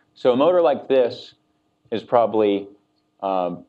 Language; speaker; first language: English; native; English